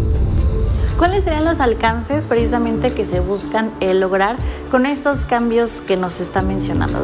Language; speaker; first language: Spanish; native; Spanish